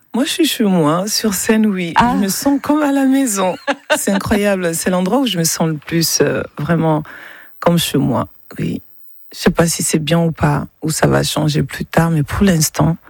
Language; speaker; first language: French; non-native, local second language; Bambara